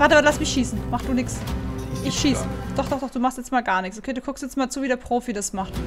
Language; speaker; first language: German; native; German